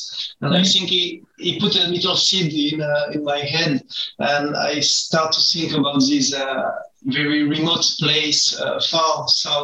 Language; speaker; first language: English; non-native, learner; French